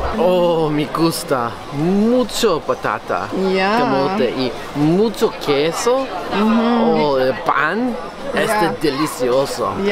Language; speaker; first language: Spanish; non-native, learner; English